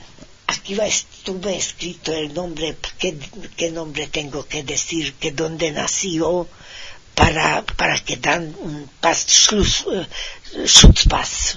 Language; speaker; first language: Spanish; non-native, fluent; Hungarian